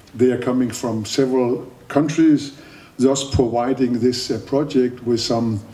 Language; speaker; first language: English; non-native, fluent; Danish